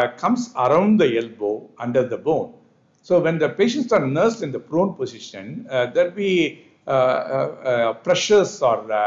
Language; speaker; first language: English; non-native, local second language; Tamil